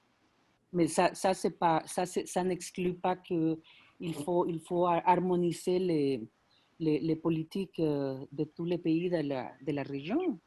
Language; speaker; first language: French; non-native, fluent; Spanish